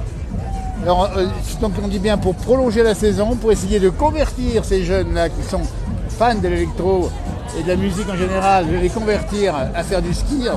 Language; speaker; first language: French; native; French